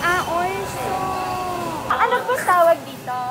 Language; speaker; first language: Japanese; native; Japanese